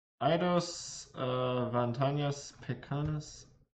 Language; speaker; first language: Spanish; non-native, learner; English